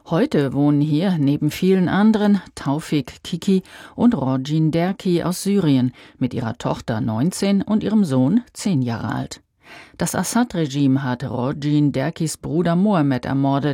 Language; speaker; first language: German; native; German